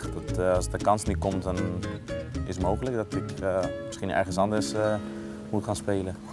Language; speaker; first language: Dutch; non-native, fluent; Greek